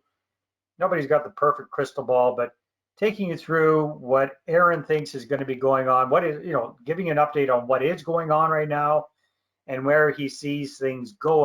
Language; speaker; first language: English; native; English